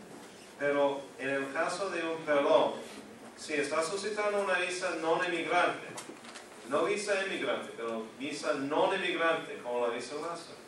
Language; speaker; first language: Spanish; non-native, fluent; English